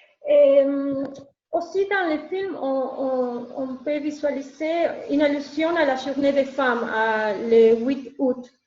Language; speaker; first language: French; non-native, learner; Spanish